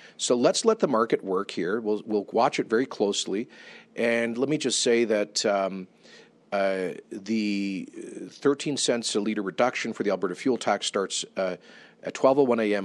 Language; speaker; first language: English; native; English